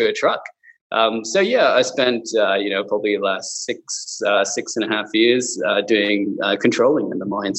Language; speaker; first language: English; non-native, local second language; Cantonese